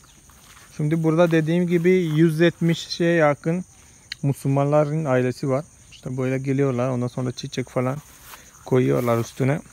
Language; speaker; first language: Turkish; non-native, fluent; Malayalam